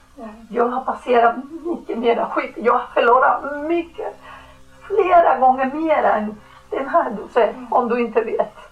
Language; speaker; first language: Swedish; non-native, learner; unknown